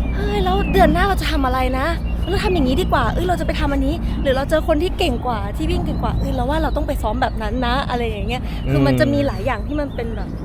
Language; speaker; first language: Thai; early bilingual, other home language; Italian